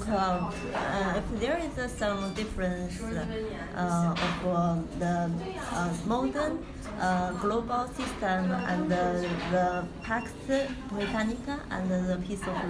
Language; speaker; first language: English; non-native, learner; Chinese